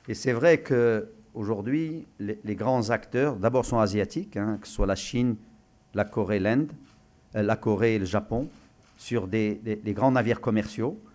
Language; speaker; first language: French; non-native, local second language; Arabic